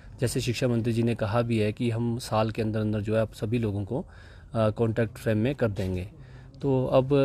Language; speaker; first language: Hindi; native; Hindi